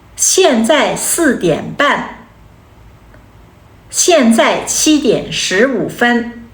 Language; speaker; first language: Chinese; non-native, fluent; Kazakh